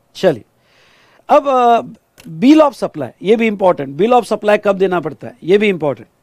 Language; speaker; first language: Hindi; non-native, local second language; Marathi